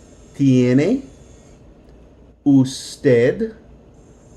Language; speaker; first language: Spanish; non-native, fluent; English